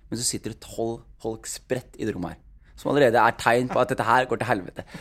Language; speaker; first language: Norwegian; early bilingual, other home language; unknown